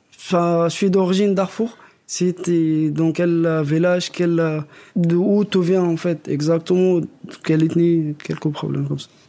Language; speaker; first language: French; non-native, learner; Arabic